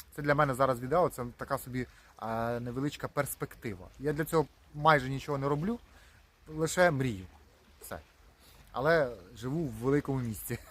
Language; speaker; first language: Ukrainian; non-native, local second language; Russian